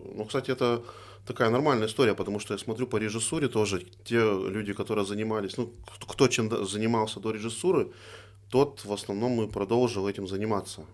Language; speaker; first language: Russian; native; Russian